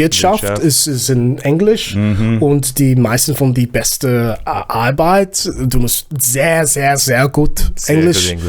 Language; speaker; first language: German; non-native, learner; Zulu